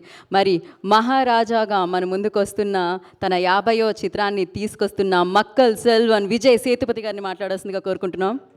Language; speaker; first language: Telugu; native; Telugu